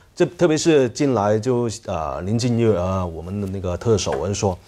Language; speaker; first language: Chinese; non-native, fluent; Cantonese